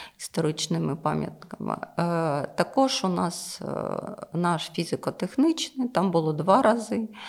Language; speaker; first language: Ukrainian; non-native, local second language; Russian